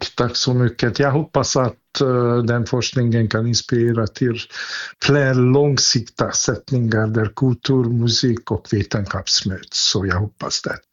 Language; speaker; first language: Swedish; non-native, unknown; Hungarian